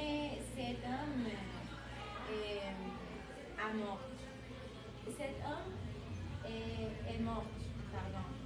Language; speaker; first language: French; non-native, learner; Spanish